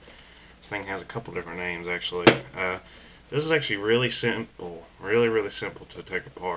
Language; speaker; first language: English; native; English